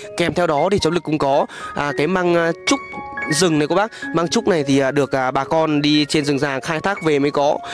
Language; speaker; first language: Vietnamese; native; Vietnamese